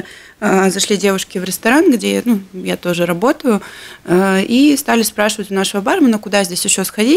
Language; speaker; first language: Russian; native; Russian